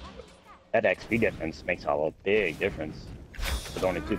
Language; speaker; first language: English; native; English